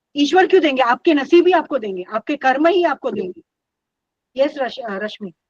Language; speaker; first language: Hindi; non-native, local second language; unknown